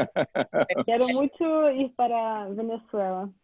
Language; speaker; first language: Spanish; non-native, learner; Portuguese